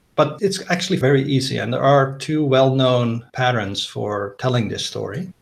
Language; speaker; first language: English; non-native, fluent; Dutch